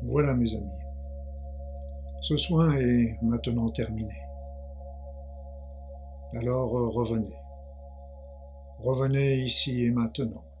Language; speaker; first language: French; native; French